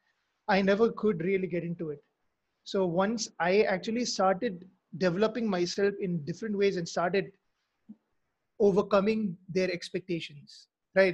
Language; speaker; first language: English; non-native, local second language; Mizo